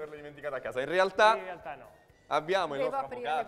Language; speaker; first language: Italian; native; Italian